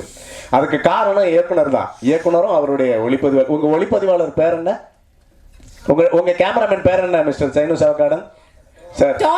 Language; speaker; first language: Tamil; native; Tamil